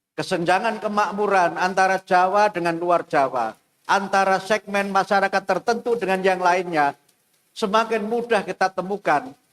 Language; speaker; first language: Indonesian; non-native, local second language; Javanese